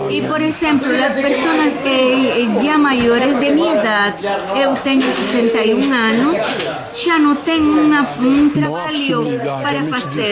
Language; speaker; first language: Portuguese; non-native, learner; Spanish